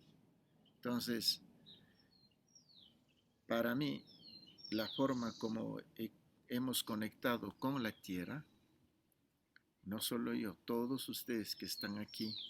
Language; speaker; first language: Spanish; non-native, fluent; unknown